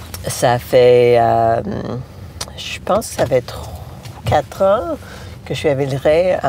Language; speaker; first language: French; non-native, local second language; English